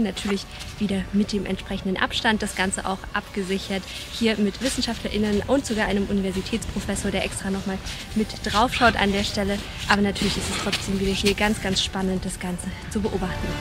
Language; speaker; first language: German; native; German